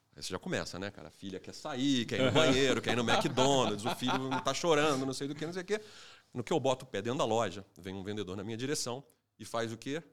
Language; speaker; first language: Portuguese; native; Portuguese